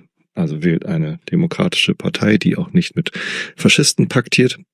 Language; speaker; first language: German; native; German